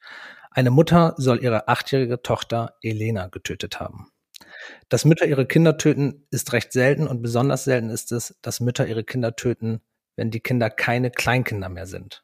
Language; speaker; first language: German; native; German